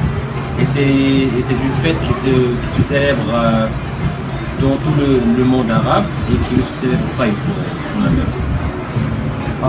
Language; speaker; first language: French; non-native, local second language; Arabic